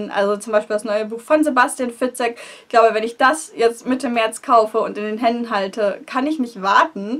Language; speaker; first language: German; native; German